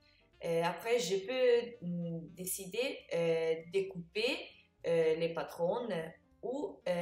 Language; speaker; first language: French; non-native, fluent; Italian